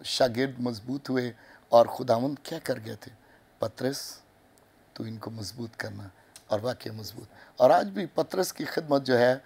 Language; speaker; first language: Urdu; non-native, local second language; Punjabi